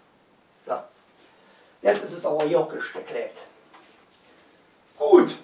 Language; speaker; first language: German; native; German